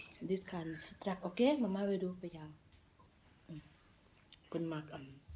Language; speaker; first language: Dutch; non-native, learner; Thai